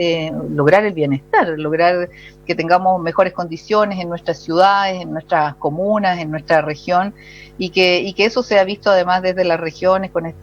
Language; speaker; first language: Spanish; native; Spanish